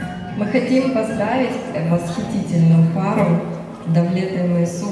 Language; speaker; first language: Russian; native; Russian